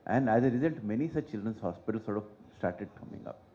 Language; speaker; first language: English; non-native, local second language; Telugu